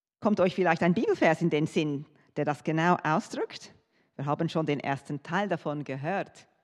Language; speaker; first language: German; non-native, fluent; English